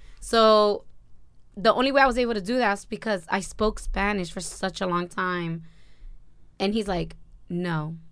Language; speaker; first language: English; early bilingual, other home language; Spanish